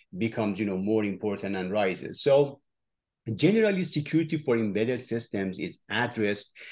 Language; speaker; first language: English; non-native, fluent; Persian